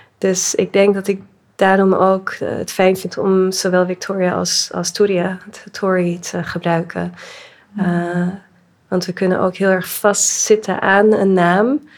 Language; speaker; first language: Dutch; early bilingual, other home language; English